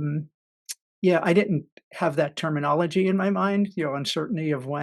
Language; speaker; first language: English; native; English